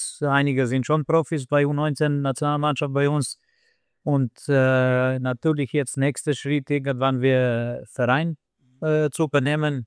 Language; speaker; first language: German; non-native, fluent; Slovenian